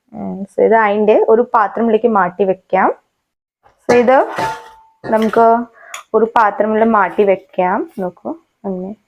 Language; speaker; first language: Malayalam; non-native, learner; Hindi